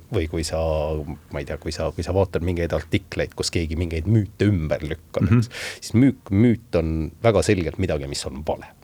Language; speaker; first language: Estonian; native; Estonian